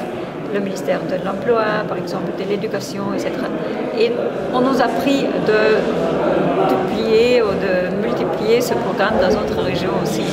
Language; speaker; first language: French; non-native, fluent; Spanish